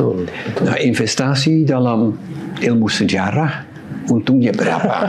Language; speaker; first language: Indonesian; non-native, fluent; Dutch